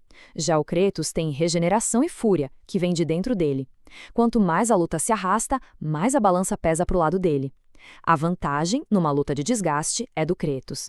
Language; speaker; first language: Portuguese; native; Portuguese